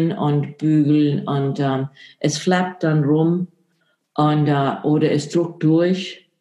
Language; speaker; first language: German; non-native, fluent; English